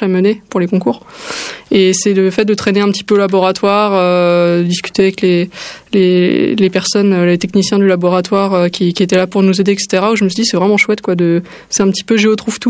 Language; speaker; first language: French; native; French